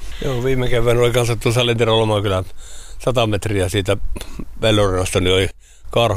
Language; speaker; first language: Finnish; native; Finnish